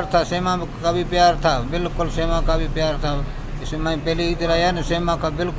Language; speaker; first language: Hindi; non-native, learner; Baluchi